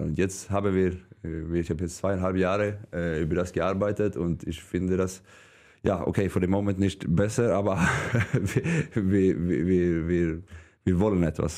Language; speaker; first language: German; non-native, learner; Swedish